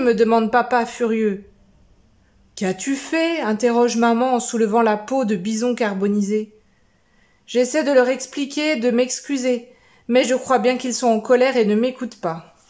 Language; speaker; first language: French; native; French